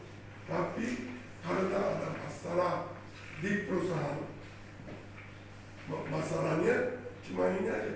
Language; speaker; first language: Indonesian; non-native, fluent; Japanese